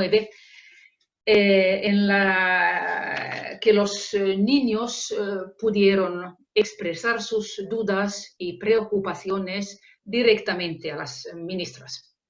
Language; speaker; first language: Spanish; non-native, fluent; Finnish